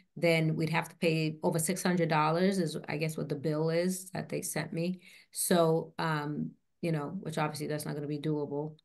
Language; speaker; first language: English; native; English